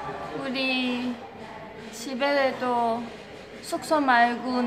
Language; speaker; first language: Korean; non-native, fluent; Chinese